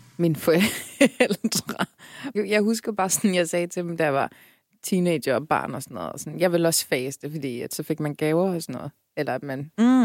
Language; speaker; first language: Danish; early bilingual, other home language; Turkish